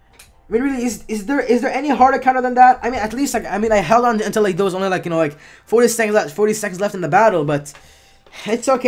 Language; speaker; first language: English; native; English